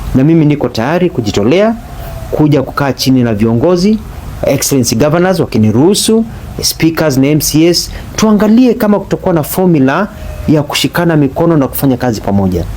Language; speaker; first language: Swahili; non-native, local second language; Kamba